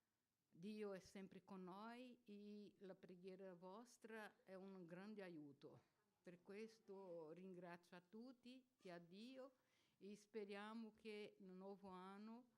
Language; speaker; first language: Italian; non-native, fluent; Portuguese